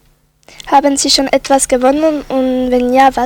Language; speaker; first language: German; non-native, local second language; French